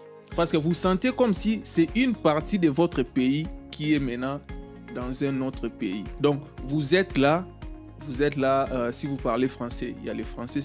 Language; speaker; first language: French; non-native, local second language; Lingala